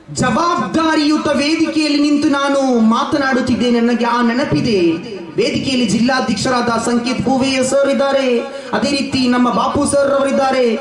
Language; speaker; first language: Kannada; non-native, local second language; Malayalam